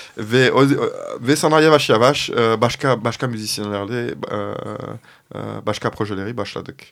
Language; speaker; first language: Turkish; non-native, fluent; French